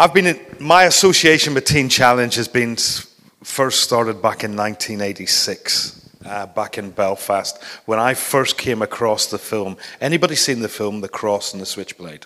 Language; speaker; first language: English; native; English